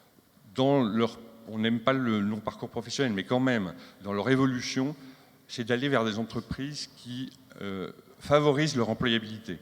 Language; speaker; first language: French; native; French